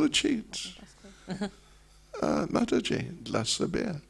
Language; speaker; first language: Russian; non-native, learner; English